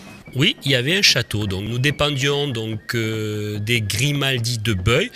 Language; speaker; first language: French; native; French